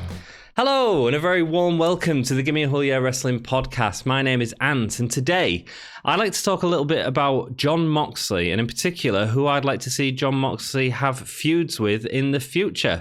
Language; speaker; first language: English; native; English